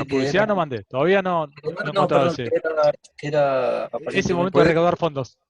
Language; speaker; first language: Spanish; native; Spanish